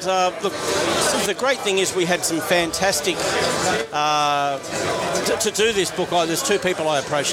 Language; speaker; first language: English; native; English